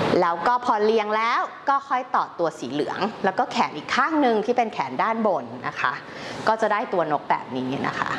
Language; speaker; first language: Thai; native; Thai